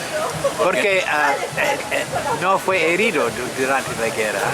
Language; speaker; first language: Spanish; non-native, fluent; French